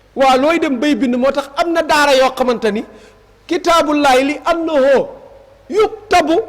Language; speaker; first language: Wolof; native; Wolof